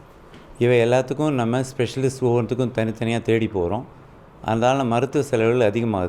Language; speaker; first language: Tamil; native; Tamil